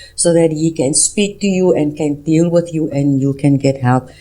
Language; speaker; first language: English; non-native, local second language; Afrikaans